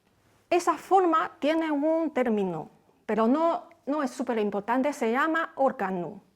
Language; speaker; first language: Spanish; non-native, fluent; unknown